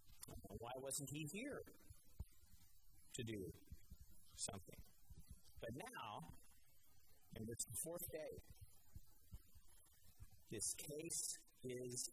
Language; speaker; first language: English; native; English